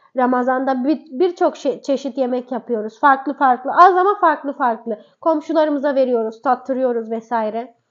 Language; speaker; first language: Turkish; native; Turkish